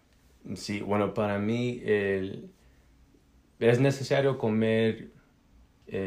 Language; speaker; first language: Spanish; early bilingual, heritage; Spanish